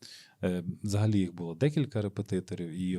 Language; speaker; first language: Ukrainian; native; Ukrainian